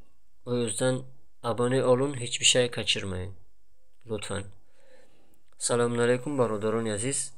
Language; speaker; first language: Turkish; non-native, fluent; Tajik